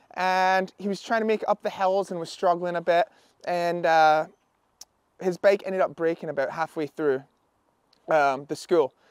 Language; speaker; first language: English; native; English